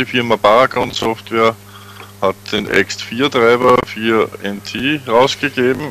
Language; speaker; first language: German; native; German